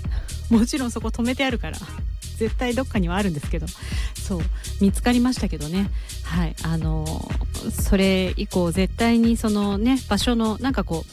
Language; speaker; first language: Japanese; native; Japanese